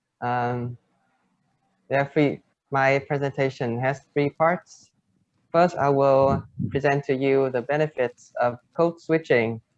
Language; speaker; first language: English; non-native, fluent; Vietnamese